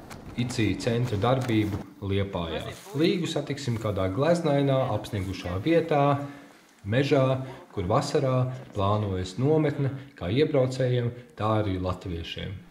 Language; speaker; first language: Latvian; native; Latvian